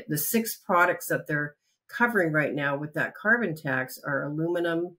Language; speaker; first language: English; native; English